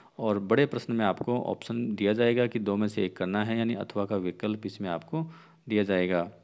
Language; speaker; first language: Hindi; native; Hindi